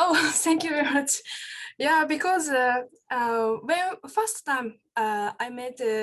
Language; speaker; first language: English; non-native, learner; Japanese